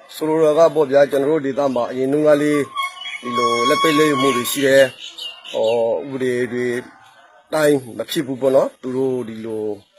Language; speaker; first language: Burmese; native; Burmese